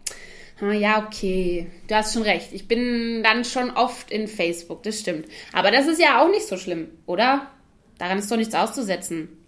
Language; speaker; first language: German; non-native, fluent; French